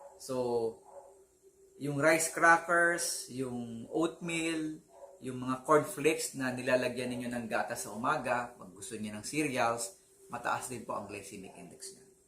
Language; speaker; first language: Filipino; native; Filipino